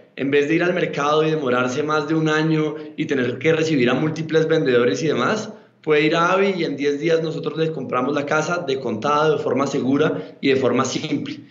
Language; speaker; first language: Spanish; native; Spanish